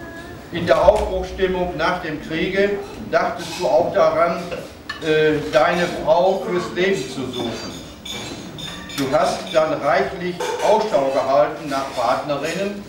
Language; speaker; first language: German; native; German